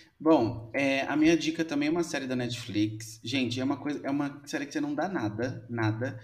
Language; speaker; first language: Portuguese; native; Portuguese